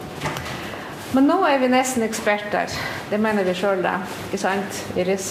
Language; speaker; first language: Norwegian; non-native, fluent; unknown